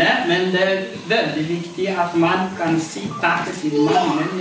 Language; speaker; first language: Norwegian; non-native, fluent; Kinyarwanda